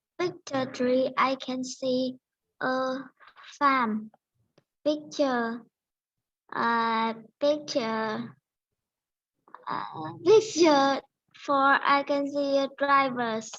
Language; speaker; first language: English; non-native, learner; Vietnamese